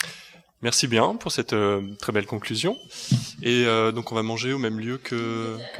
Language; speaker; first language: French; native; French